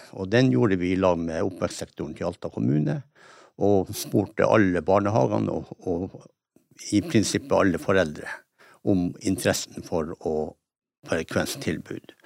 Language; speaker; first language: Norwegian; native; Norwegian